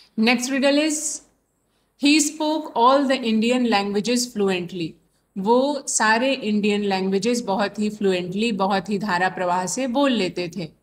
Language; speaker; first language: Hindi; native; Hindi